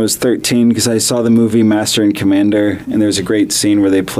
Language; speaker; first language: English; native; English